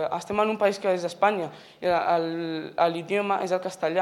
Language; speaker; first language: Catalan; non-native, local second language; Spanish